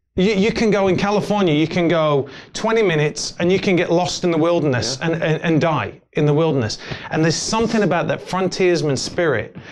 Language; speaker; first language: English; native; English